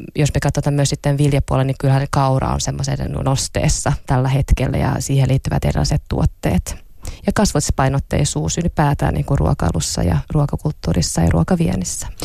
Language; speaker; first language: Finnish; non-native, local second language; Swedish